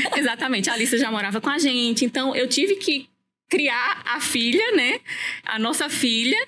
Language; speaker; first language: Portuguese; native; Portuguese